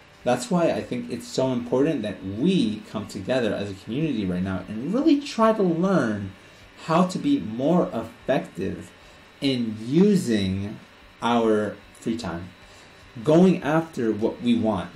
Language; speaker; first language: English; native; English